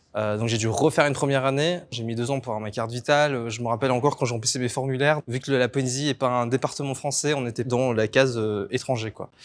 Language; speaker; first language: French; native; French